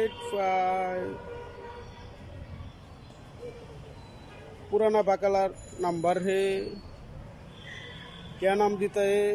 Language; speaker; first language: Hindi; non-native, learner; Bangla